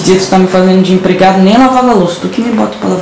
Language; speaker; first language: Portuguese; native; Portuguese